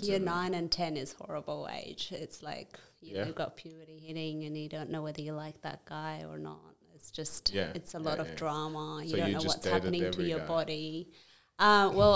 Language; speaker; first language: English; non-native, fluent; Amharic